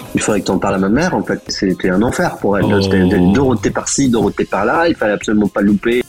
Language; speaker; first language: French; native; French